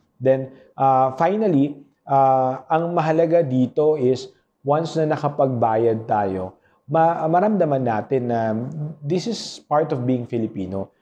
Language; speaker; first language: Filipino; non-native, local second language; Pampanga